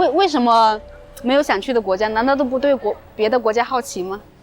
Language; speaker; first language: Chinese; native; Chinese